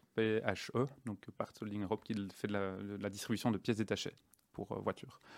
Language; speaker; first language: French; native; French